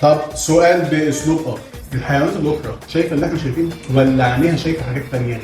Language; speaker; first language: Arabic; native; Arabic